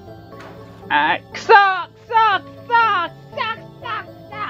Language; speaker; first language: Japanese; non-native, learner; English